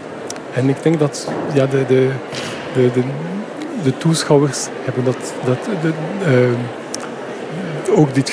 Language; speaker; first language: Dutch; non-native, fluent; French